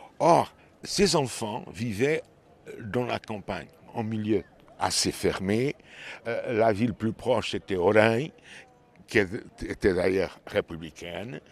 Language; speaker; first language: French; non-native, fluent; Portuguese